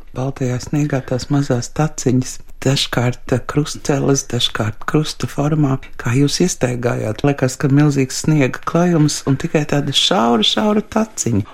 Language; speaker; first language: Latvian; native; Latvian